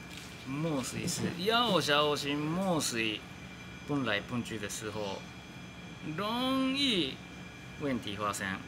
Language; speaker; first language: Chinese; non-native, learner; Japanese